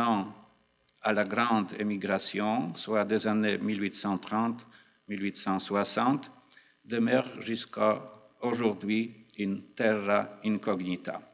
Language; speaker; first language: French; non-native, fluent; Polish